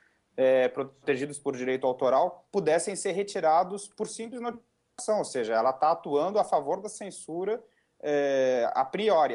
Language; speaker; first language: Portuguese; native; Portuguese